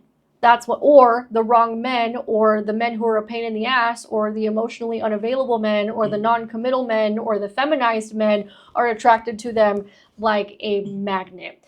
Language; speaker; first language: English; native; English